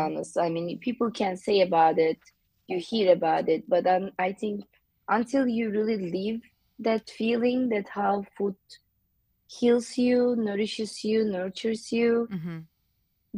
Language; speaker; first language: English; non-native, fluent; Turkish